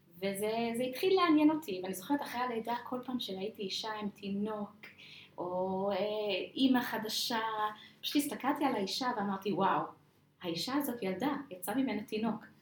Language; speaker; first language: Hebrew; non-native, fluent; English